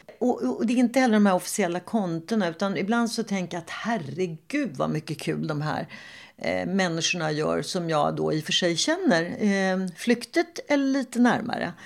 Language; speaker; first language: Swedish; native; Swedish